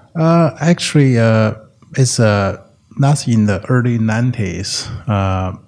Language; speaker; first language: English; non-native, learner; Chinese